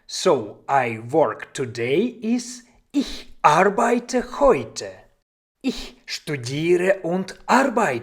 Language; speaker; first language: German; non-native, fluent; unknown